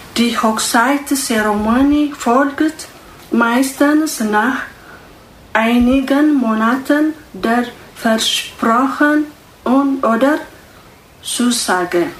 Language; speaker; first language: German; non-native, learner; Tigrinya